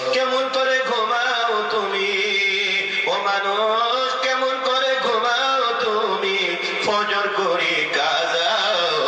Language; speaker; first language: Bangla; non-native, local second language; Assamese